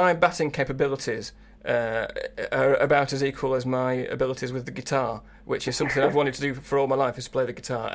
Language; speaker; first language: English; native; English